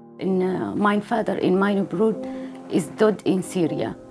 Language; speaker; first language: Dutch; non-native, learner; Arabic